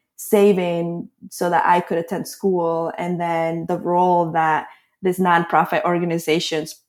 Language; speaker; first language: English; non-native, fluent; Spanish